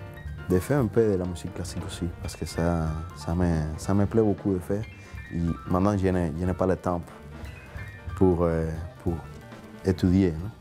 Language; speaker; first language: French; non-native, learner; Spanish